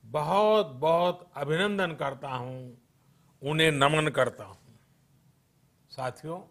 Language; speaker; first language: Hindi; non-native, local second language; Gujarati